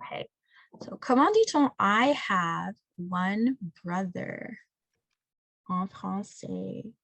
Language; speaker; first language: French; non-native, fluent; English